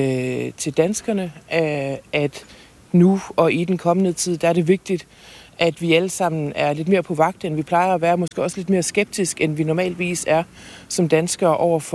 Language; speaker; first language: Danish; native; Danish